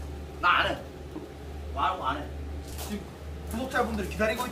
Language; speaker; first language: Korean; native; Korean